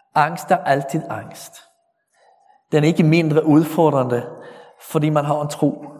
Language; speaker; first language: Danish; native; Danish